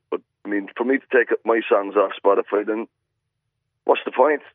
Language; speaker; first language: English; native; English